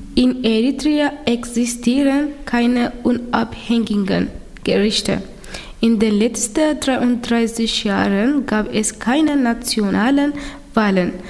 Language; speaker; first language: German; non-native, learner; Tigrinya